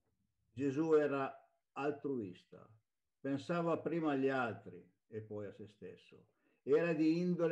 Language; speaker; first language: Italian; native; Italian